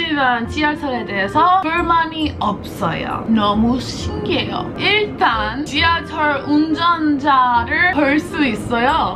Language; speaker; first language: Korean; non-native, fluent; English